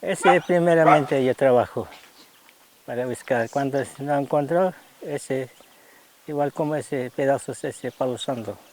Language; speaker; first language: Spanish; non-native, local second language; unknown